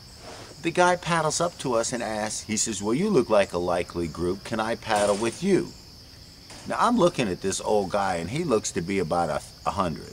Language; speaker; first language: English; native; English